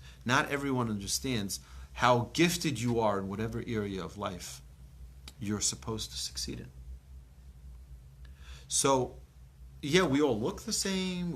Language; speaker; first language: English; native; English